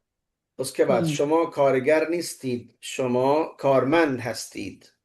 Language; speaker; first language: Persian; non-native, fluent; Hindi